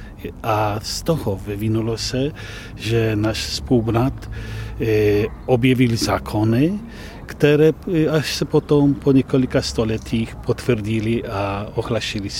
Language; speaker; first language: Czech; non-native, fluent; Polish